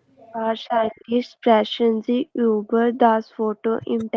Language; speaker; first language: German; non-native, learner; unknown